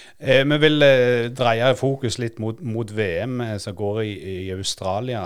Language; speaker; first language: Norwegian; native; Norwegian